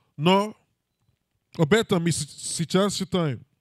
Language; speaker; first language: Russian; non-native, learner; English